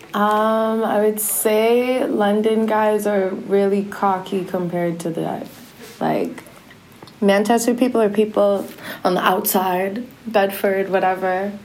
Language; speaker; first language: English; native; English